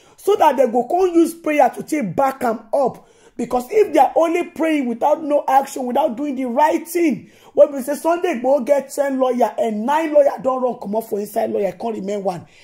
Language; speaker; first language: Nigerian Pidgin; non-native, local second language; Yoruba